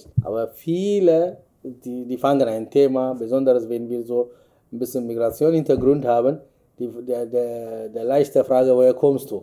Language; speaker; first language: German; non-native, learner; Amharic